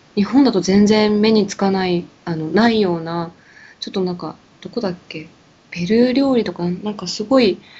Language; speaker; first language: Japanese; native; Japanese